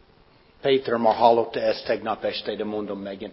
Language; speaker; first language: Hungarian; non-native, fluent; English